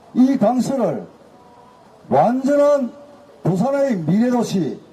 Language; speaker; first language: Korean; native; Korean